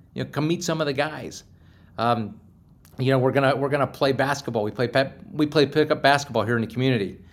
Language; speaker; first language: English; native; English